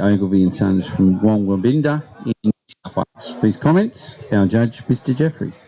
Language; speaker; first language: English; native; English